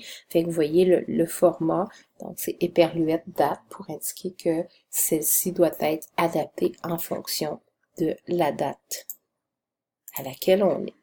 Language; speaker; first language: French; native; French